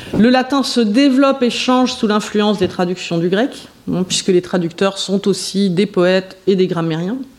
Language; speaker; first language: French; native; French